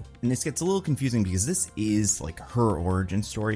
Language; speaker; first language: English; native; English